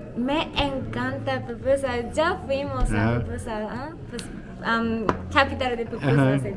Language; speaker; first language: Spanish; non-native, learner; Japanese